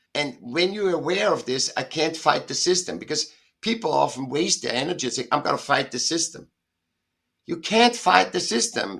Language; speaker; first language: English; non-native, fluent; German